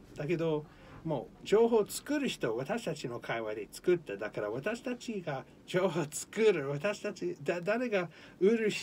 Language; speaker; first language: Japanese; non-native, learner; English